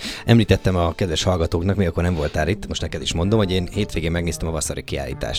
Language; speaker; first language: Hungarian; native; Hungarian